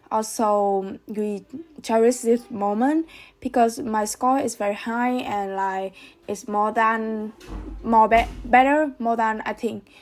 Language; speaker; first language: English; non-native, learner; Vietnamese